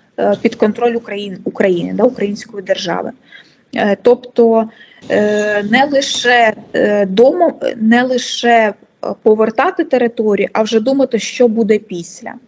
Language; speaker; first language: Ukrainian; non-native, local second language; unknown